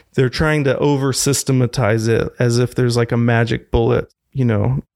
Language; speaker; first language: English; native; English